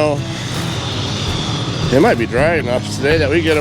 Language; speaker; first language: English; native; English